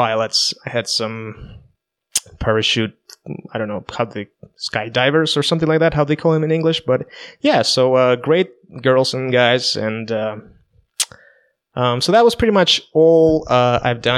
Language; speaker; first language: English; non-native, fluent; Russian